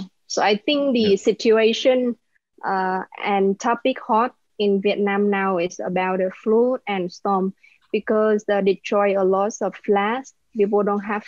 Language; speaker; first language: English; non-native, learner; Vietnamese